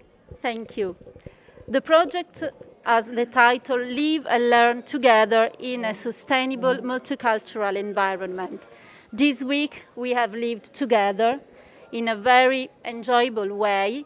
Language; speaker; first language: English; non-native, fluent; Italian